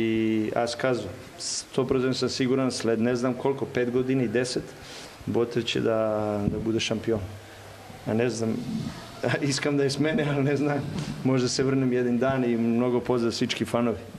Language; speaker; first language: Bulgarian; non-native, learner; Serbian